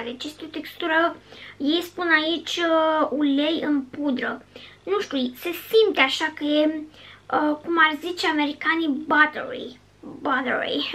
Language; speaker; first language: Romanian; native; Romanian